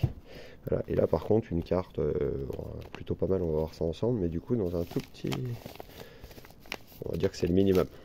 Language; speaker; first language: French; native; French